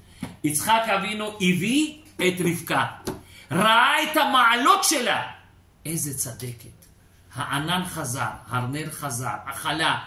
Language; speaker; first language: Hebrew; non-native, fluent; Russian